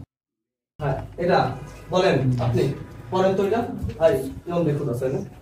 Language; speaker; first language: Japanese; non-native, learner; Bangla